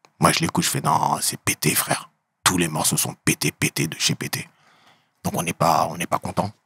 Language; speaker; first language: French; native; French